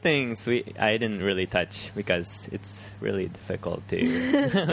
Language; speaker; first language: English; early bilingual, other home language; Japanese